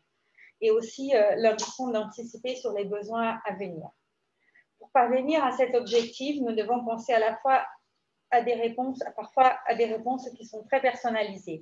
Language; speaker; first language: French; native; French